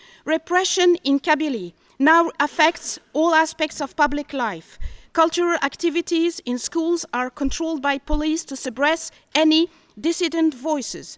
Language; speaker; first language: English; non-native, fluent; Kabyle